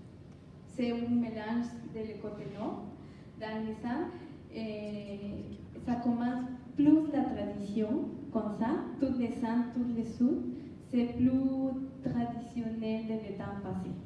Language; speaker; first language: French; non-native, learner; Spanish